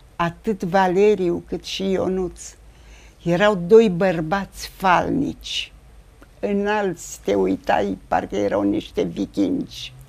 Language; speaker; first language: Romanian; native; Romanian